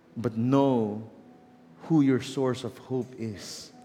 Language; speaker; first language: English; non-native, local second language; Filipino